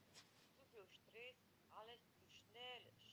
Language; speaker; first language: German; non-native, learner; Macedonian